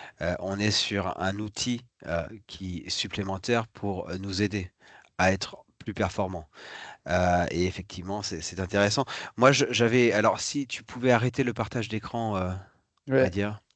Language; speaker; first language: French; native; French